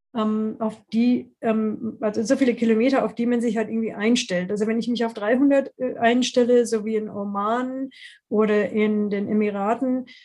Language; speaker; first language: German; non-native, fluent; English